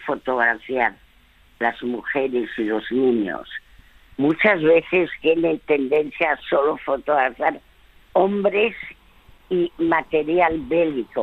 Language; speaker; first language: Spanish; early bilingual, other home language; French